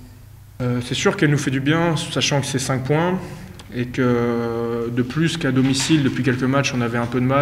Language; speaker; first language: French; native; French